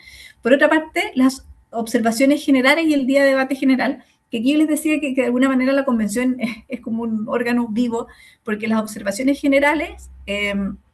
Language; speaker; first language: Spanish; native; Spanish